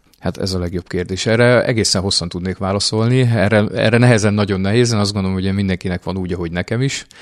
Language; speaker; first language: Hungarian; native; Hungarian